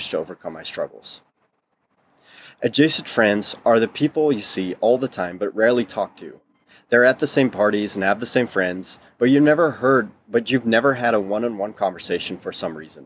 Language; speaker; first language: English; non-native, fluent; Dutch